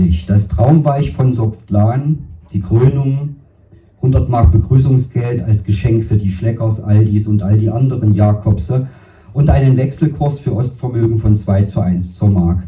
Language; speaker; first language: German; native; German